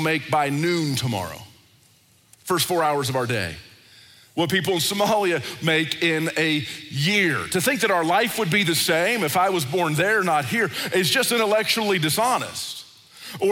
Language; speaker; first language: English; native; English